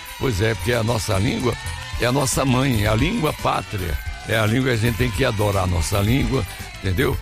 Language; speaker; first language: Portuguese; native; Portuguese